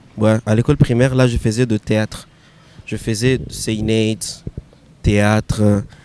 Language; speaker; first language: French; non-native, local second language; Swahili